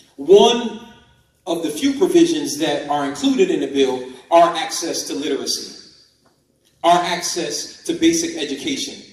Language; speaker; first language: English; native; English